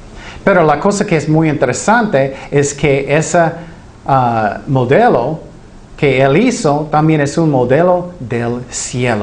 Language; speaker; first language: Spanish; non-native, fluent; English